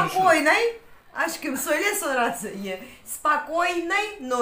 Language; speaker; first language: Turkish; non-native, learner; Russian